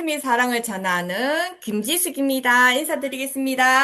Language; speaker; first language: Korean; native; Korean